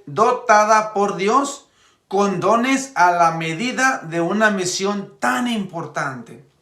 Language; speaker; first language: Spanish; native; Spanish